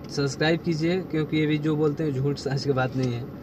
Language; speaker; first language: Hindi; native; Hindi